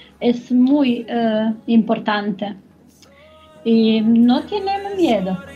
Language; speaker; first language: Spanish; non-native, learner; German